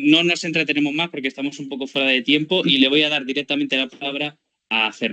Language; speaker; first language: Spanish; native; Spanish